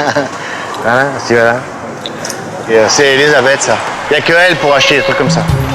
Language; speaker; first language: French; native; French